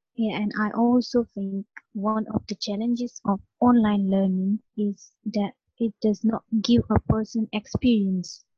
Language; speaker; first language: English; non-native, local second language; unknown